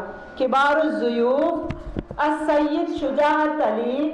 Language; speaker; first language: Arabic; non-native, learner; Urdu